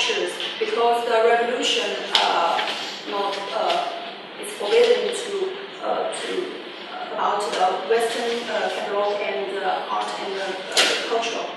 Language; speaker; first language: English; non-native, learner; Chinese